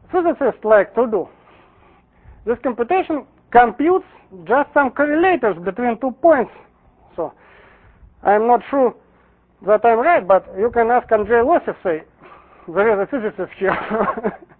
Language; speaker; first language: English; non-native, fluent; Russian